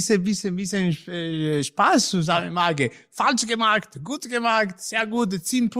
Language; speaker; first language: German; non-native, learner; Italian